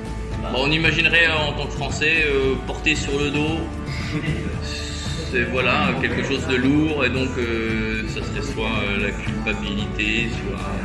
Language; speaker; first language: French; native; French